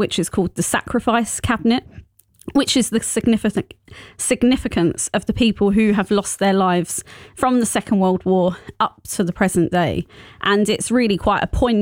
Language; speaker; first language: English; native; English